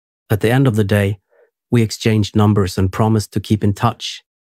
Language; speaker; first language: English; native; English